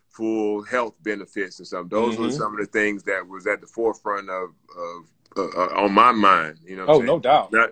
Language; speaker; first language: English; native; English